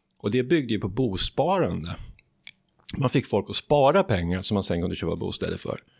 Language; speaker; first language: Swedish; native; Swedish